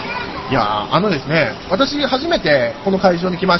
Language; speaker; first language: Japanese; native; Japanese